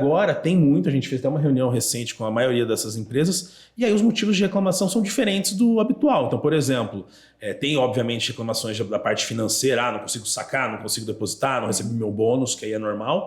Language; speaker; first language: Portuguese; native; Portuguese